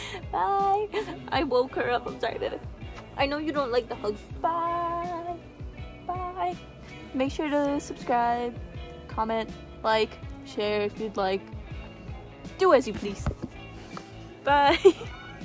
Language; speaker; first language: English; early bilingual, other home language; Spanish